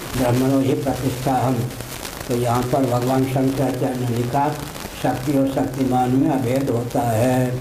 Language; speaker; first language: Hindi; non-native, local second language; Maithili